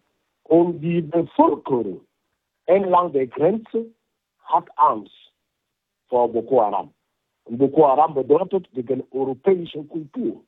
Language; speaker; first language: German; non-native, fluent; French